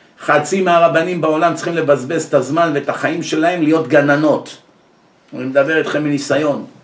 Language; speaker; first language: Hebrew; native; Hebrew